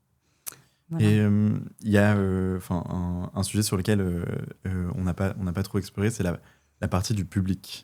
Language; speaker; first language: French; native; French